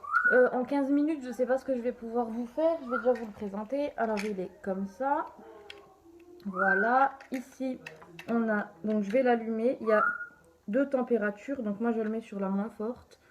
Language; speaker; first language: French; native; French